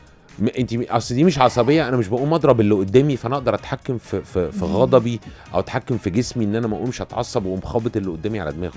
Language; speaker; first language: Arabic; native; Arabic